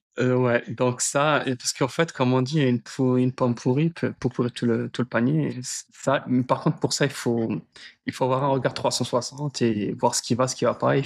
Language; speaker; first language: French; early bilingual, other home language; Tachelhit